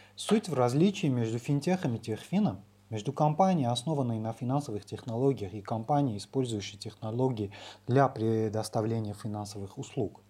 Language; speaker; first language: Russian; non-native, local second language; Armenian